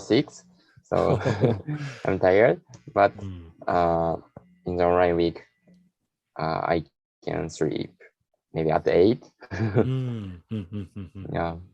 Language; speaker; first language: English; non-native, learner; Japanese